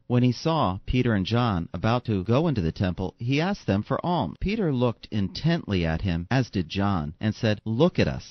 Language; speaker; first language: English; native; English